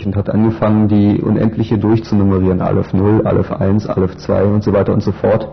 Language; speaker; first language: German; native; German